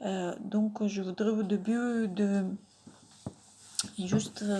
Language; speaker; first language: French; non-native, fluent; Russian